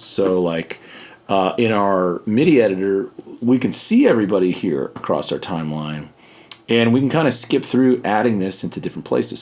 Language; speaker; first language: English; native; English